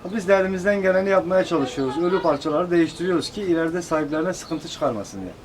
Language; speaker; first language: Turkish; native; Turkish